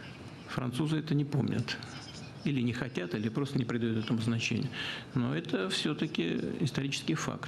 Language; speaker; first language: Russian; native; Russian